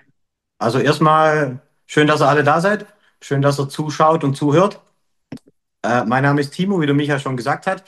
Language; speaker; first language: German; native; German